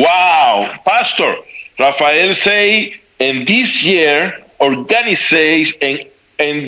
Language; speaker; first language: English; non-native, learner; Spanish